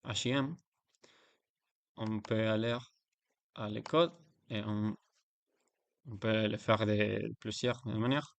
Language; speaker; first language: French; non-native, learner; Spanish